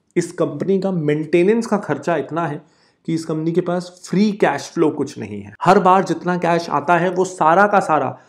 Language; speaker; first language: Hindi; native; Hindi